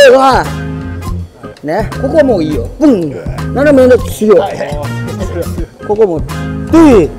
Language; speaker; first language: Japanese; non-native, learner; Thai